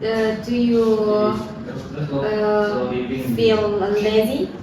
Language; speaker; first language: English; non-native, learner; Indonesian